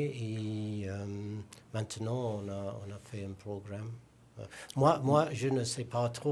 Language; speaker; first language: French; non-native, learner; English